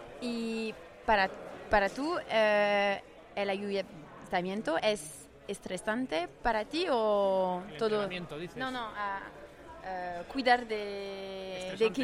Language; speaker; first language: Spanish; non-native, learner; French